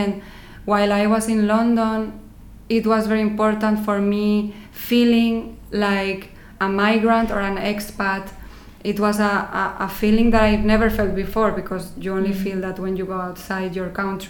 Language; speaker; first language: English; non-native, fluent; Spanish